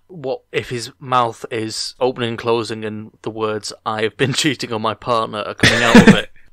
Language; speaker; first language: English; native; English